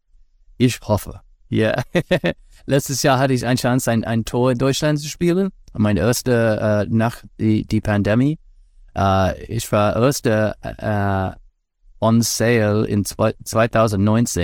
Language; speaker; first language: German; non-native, learner; English